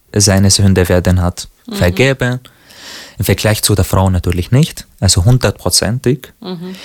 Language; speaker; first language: German; non-native, fluent; Arabic